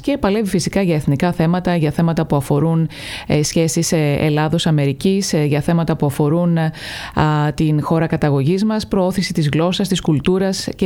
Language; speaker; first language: Greek; native; Greek